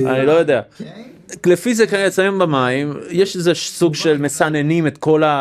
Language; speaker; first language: Hebrew; non-native, fluent; English